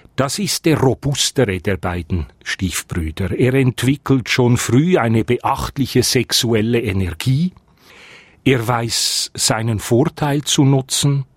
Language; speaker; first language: German; native; German